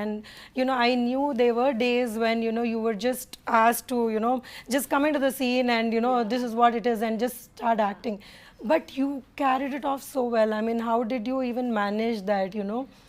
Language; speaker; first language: English; non-native, local second language; Telugu